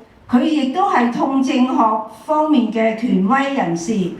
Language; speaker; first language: Cantonese; native; Cantonese